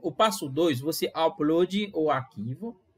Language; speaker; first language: Portuguese; non-native, fluent; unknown